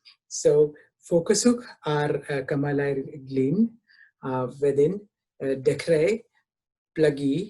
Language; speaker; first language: Welsh; non-native, fluent; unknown